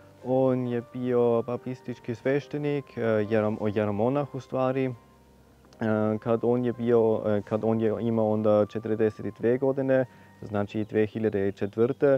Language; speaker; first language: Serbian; non-native, fluent; German